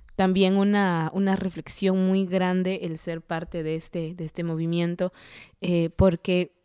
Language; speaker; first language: Spanish; non-native, local second language; Kaqchikel